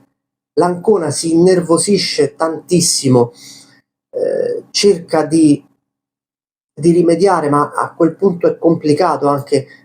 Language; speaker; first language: Italian; native; Italian